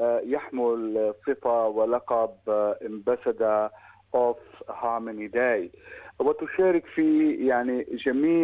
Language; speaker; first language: Arabic; native; Arabic